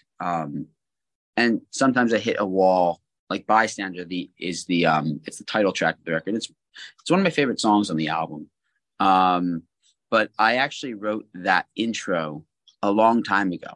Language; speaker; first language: English; native; English